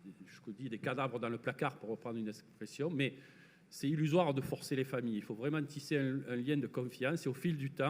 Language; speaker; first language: French; native; French